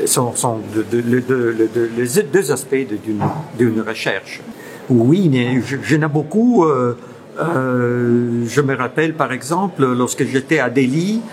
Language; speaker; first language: French; non-native, fluent; Italian